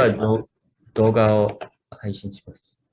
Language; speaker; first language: Japanese; non-native, fluent; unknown